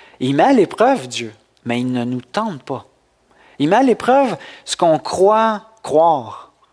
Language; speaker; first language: French; native; French